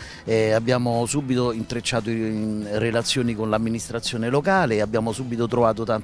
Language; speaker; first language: Italian; native; Italian